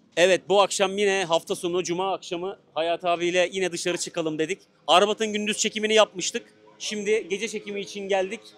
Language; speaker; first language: Turkish; native; Turkish